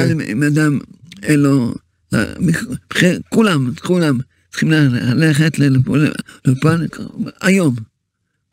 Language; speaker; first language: Hebrew; early bilingual, other home language; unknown